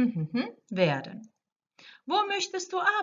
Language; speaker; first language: German; non-native, fluent; Croatian